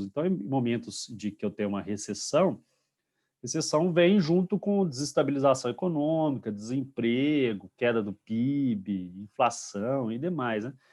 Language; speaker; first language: Portuguese; native; Portuguese